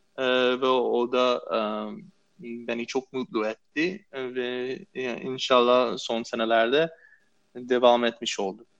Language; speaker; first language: Turkish; non-native, fluent; English